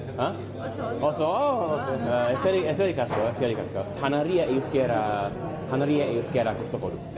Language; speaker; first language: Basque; non-native, learner; English